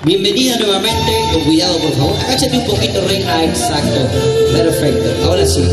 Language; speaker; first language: Spanish; native; Spanish